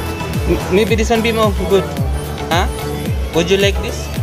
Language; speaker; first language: English; non-native, learner; Filipino